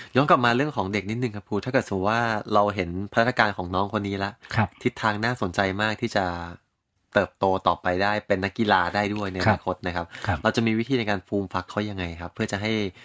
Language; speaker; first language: Thai; native; Thai